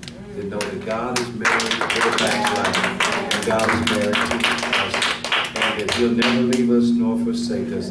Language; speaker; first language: English; native; English